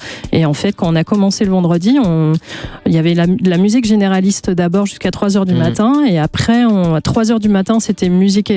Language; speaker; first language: French; native; French